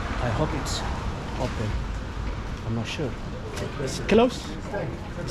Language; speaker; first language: English; non-native, fluent; Somali